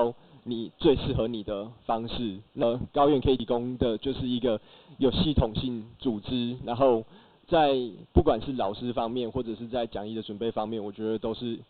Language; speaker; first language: Chinese; native; Chinese